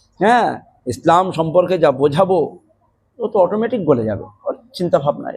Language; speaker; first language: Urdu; non-native, fluent; Bangla